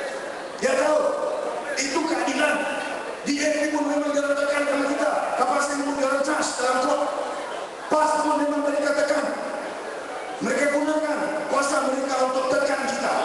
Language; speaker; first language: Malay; non-native, local second language; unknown